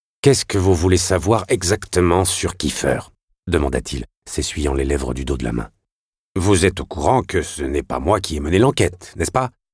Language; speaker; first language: French; native; French